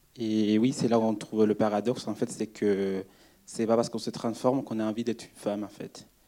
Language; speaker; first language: French; non-native, fluent; Spanish